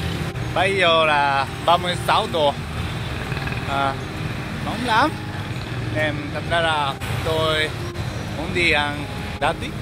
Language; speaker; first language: Vietnamese; non-native, learner; Japanese